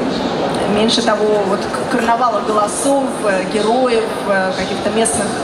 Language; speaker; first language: Russian; native; Russian